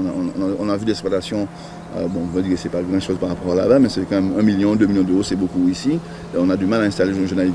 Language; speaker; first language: French; native; French